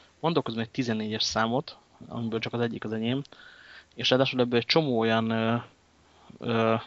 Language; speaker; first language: Hungarian; native; Hungarian